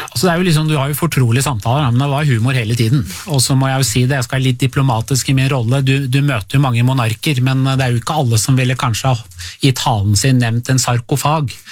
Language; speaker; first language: Norwegian; early bilingual, other home language; Persian